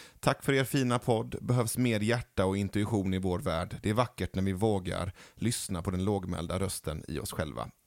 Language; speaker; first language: Swedish; early bilingual, other home language; Persian